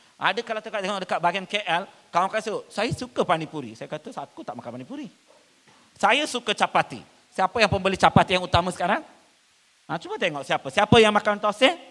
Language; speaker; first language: Malay; non-native, local second language; Tamil